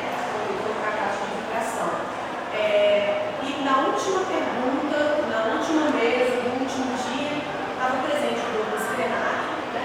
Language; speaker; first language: Portuguese; native; Portuguese